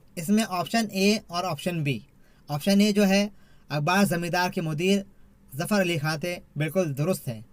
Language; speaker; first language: Urdu; native; Urdu